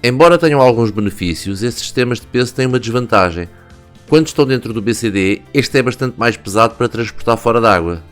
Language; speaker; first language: Portuguese; native; Portuguese